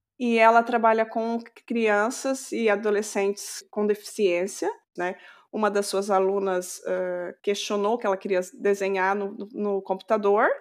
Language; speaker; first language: Portuguese; native; Portuguese